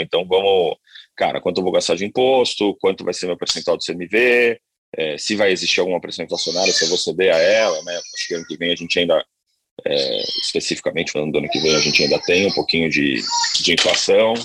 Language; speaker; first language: Portuguese; native; Portuguese